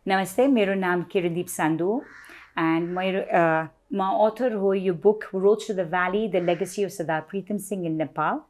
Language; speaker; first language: Nepali; non-native, local second language; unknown